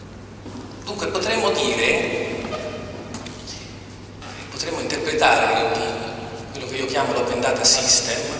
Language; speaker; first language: Italian; native; Italian